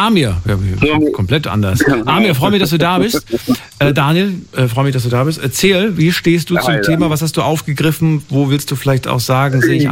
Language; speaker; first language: German; native; German